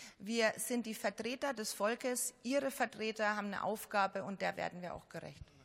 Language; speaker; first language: German; native; German